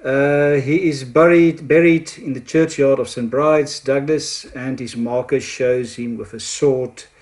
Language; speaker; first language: English; non-native, local second language; Afrikaans